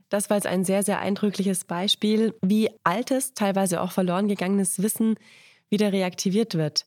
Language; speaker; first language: German; native; German